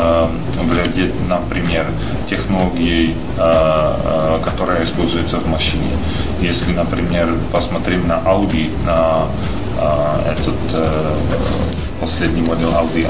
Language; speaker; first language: Russian; non-native, fluent; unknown